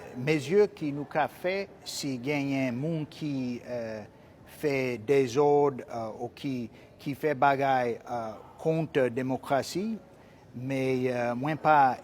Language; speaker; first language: Haitian Creole; non-native, fluent; English